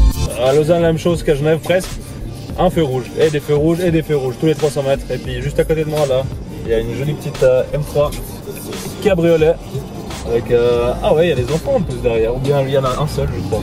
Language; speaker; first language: French; native; French